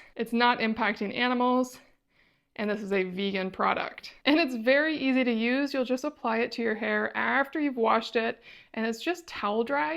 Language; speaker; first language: English; native; English